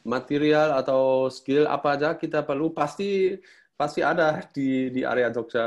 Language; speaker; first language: Indonesian; non-native, fluent; German